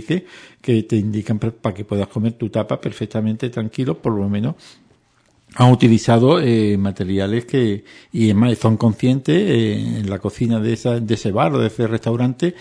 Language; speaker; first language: Spanish; native; Spanish